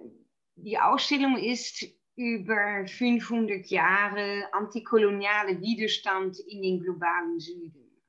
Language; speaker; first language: German; non-native, fluent; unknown